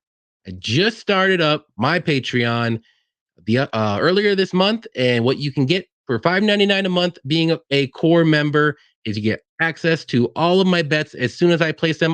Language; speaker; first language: English; native; English